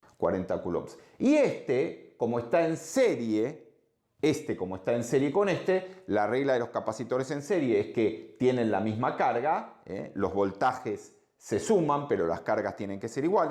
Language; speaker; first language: Spanish; native; Spanish